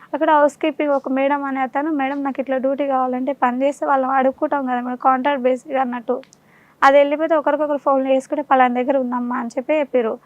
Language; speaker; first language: Telugu; non-native, local second language; Urdu